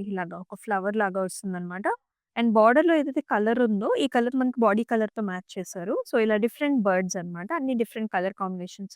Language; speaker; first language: Telugu; native; Telugu